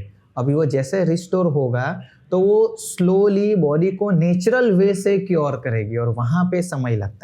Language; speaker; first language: Hindi; non-native, local second language; Gujarati